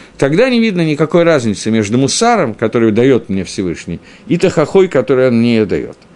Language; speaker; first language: Russian; early bilingual, heritage; Russian